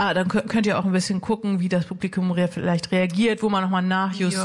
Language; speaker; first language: German; native; German